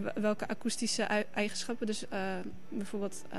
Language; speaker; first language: Dutch; native; Dutch